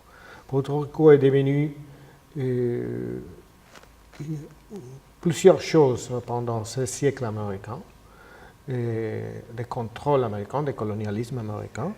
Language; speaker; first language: French; non-native, fluent; Spanish